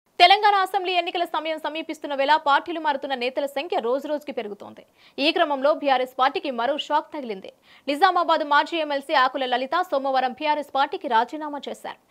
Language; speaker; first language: Telugu; native; Telugu